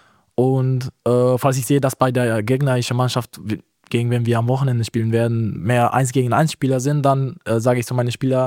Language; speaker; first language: German; non-native, fluent; Romanian